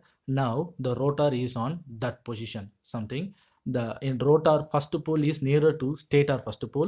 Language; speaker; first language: English; non-native, local second language; Tamil